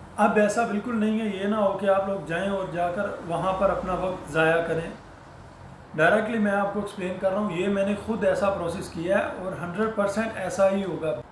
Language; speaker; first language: Urdu; non-native, local second language; Punjabi